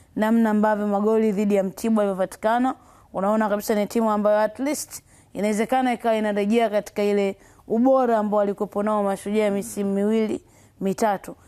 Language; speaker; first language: Swahili; native; Swahili